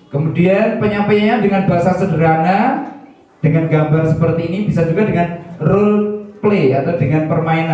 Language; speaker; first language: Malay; non-native, local second language; Javanese